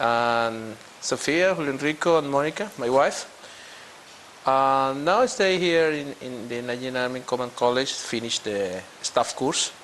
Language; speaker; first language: English; non-native, learner; Spanish